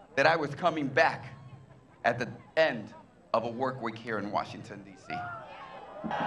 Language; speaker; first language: English; early bilingual, other home language; Spanish